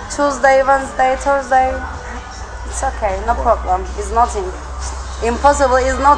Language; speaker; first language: English; non-native, learner; Turkish